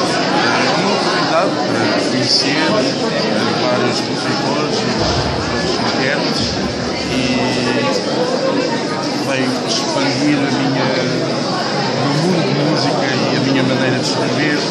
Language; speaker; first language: Portuguese; early bilingual, heritage; English